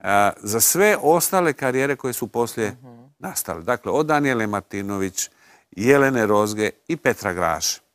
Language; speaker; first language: Croatian; native; Croatian